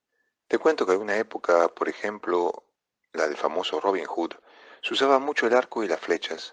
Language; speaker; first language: Spanish; non-native, fluent; Italian